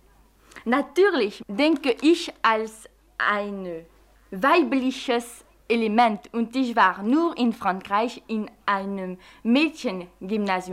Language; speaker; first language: German; non-native, fluent; French